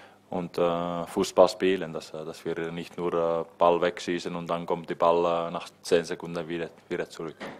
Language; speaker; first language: German; non-native, fluent; Finnish